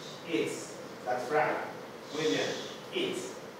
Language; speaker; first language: English; non-native, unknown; Spanish